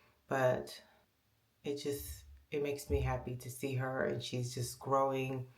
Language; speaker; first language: English; native; English